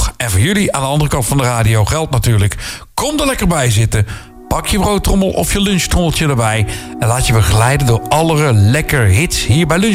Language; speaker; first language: Dutch; native; Dutch